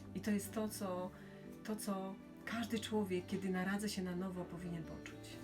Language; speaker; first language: Polish; native; Polish